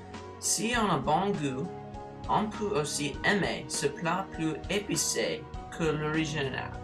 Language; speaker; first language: French; non-native, learner; English